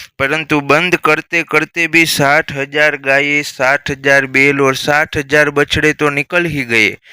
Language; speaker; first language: Hindi; non-native, local second language; Gujarati